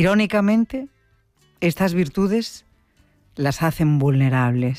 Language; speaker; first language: Spanish; native; Spanish